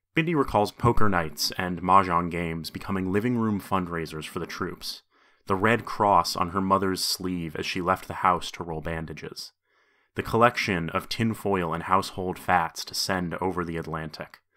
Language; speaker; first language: English; native; English